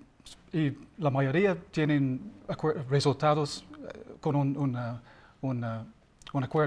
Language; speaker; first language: Spanish; non-native, learner; English